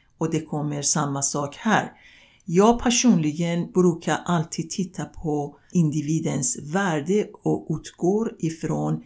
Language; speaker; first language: Swedish; non-native, fluent; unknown